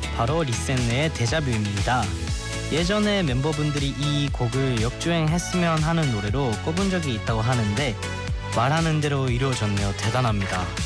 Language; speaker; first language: Korean; non-native, fluent; Japanese